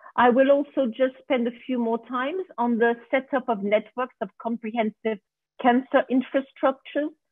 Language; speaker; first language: English; non-native, fluent; French